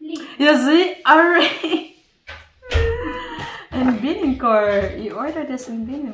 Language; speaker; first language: Dutch; non-native, learner; Filipino